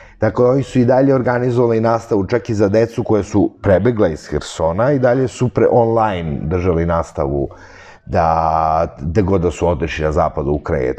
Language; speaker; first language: Serbian; early bilingual, heritage; Serbian